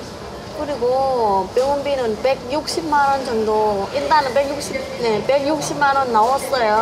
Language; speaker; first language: Korean; non-native, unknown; Vietnamese